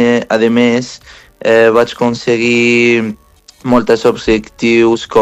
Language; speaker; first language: Catalan; non-native, fluent; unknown